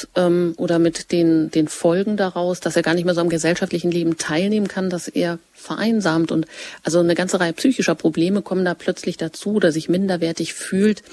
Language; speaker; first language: German; native; German